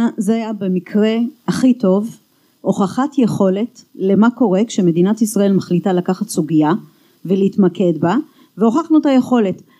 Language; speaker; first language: Hebrew; native; Hebrew